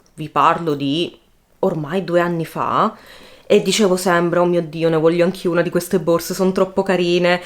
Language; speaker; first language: Italian; native; Italian